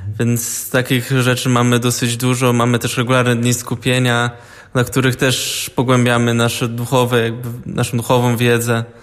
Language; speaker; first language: Polish; early bilingual, heritage; Polish